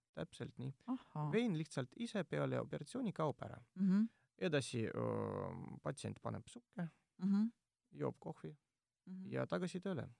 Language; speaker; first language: Estonian; non-native, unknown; Russian